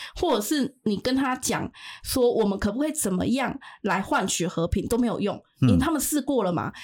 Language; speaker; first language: Chinese; non-native, local second language; Min Nan Chinese